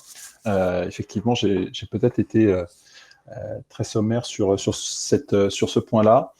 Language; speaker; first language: French; native; French